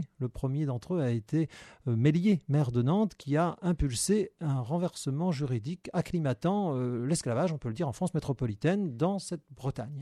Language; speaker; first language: French; native; French